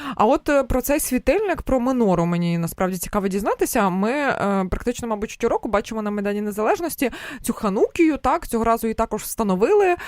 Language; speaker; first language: Ukrainian; native; Ukrainian